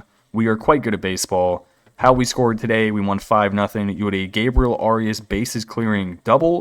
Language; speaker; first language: English; native; English